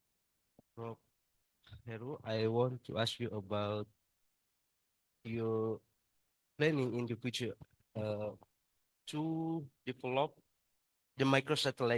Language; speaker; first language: English; non-native, fluent; Indonesian